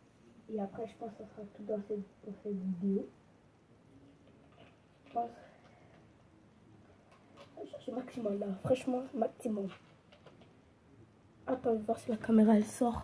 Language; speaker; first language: French; native; French